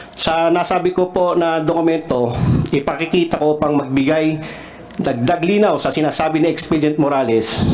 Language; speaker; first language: Filipino; non-native, local second language; Cebuano